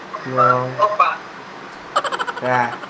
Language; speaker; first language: Korean; non-native, learner; Filipino